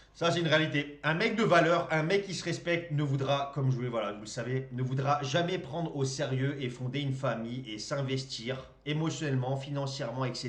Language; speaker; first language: French; native; French